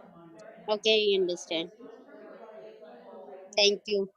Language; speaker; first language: English; non-native, learner; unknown